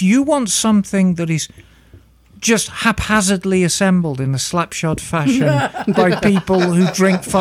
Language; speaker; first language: English; native; English